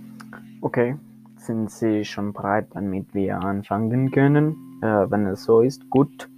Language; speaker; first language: German; non-native, learner; Spanish